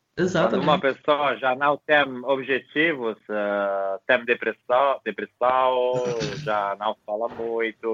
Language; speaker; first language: Portuguese; non-native, fluent; Italian